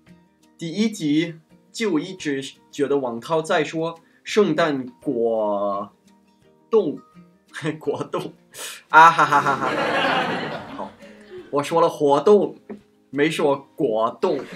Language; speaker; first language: Chinese; non-native, fluent; Danish